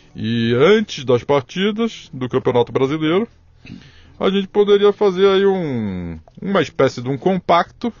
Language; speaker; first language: Portuguese; native; Portuguese